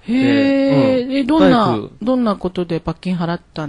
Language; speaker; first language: Japanese; non-native, fluent; Chinese